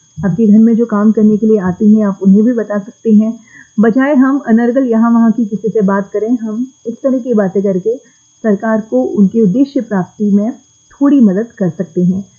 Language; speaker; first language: Hindi; native; Hindi